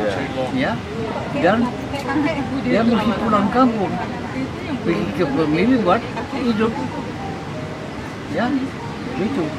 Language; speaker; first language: Indonesian; non-native, learner; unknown